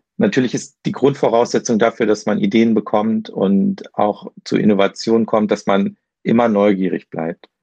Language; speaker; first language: German; native; German